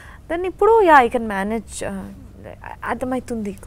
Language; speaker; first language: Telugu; non-native, learner; Bangla